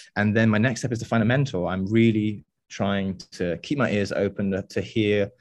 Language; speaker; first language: English; native; English